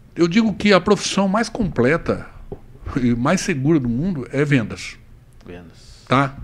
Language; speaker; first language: Portuguese; native; Portuguese